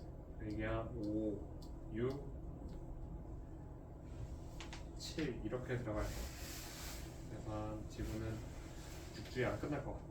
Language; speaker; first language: Korean; native; Korean